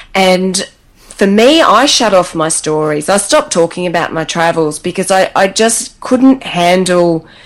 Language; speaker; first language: English; native; English